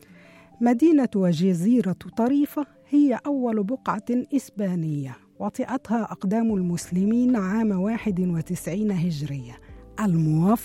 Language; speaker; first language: Arabic; native; Arabic